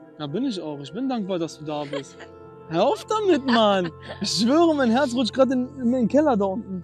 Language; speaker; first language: German; early bilingual, other home language; Albanian